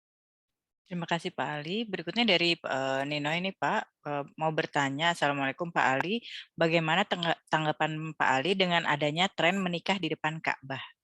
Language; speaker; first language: Indonesian; native; Indonesian